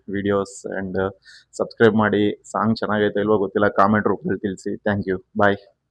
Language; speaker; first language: Kannada; non-native, local second language; Telugu